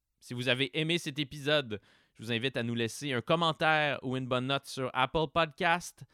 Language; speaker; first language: French; native; French